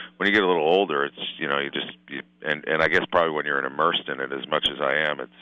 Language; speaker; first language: English; native; English